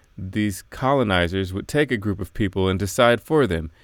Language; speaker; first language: English; native; English